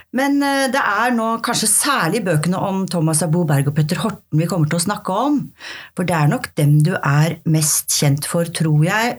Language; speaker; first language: Norwegian; native; Norwegian